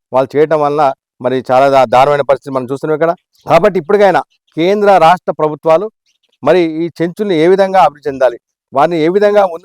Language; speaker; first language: Telugu; native; Telugu